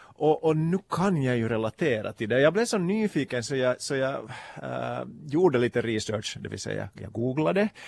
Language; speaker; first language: Swedish; native; Swedish